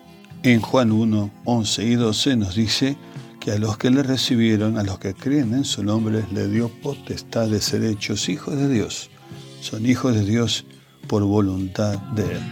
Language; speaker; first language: Spanish; native; Spanish